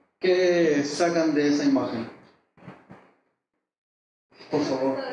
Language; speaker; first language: Spanish; native; Spanish